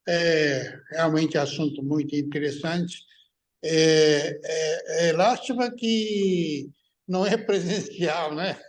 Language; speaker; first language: Portuguese; non-native, fluent; Japanese